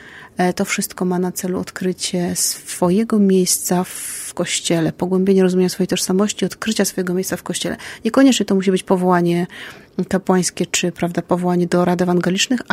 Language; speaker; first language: Polish; native; Polish